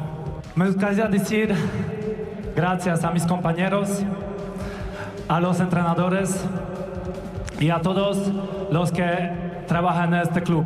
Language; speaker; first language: Spanish; non-native, fluent; Polish